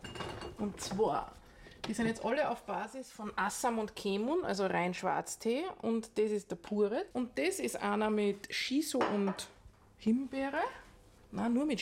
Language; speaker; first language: German; native; German